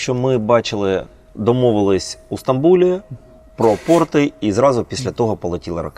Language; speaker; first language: Ukrainian; native; Ukrainian